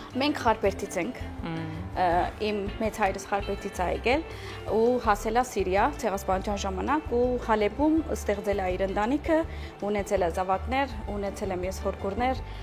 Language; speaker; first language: Armenian; early bilingual, heritage; Armenian